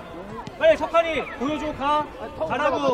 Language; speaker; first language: Korean; native; Korean